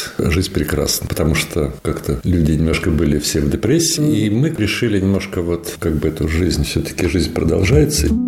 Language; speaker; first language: Russian; native; Russian